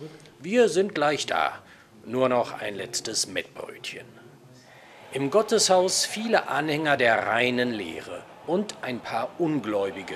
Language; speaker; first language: German; native; German